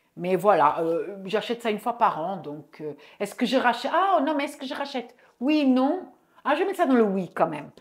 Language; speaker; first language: French; early bilingual, other home language; Portuguese